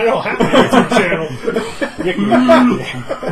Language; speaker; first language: English; native; English